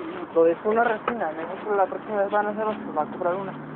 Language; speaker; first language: Spanish; native; Spanish